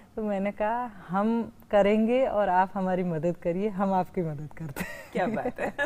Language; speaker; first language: Hindi; native; Hindi